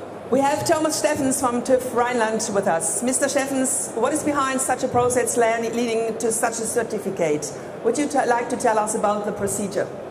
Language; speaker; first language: English; non-native, fluent; German